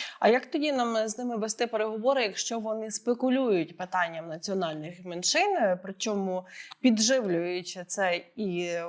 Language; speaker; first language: Ukrainian; native; Ukrainian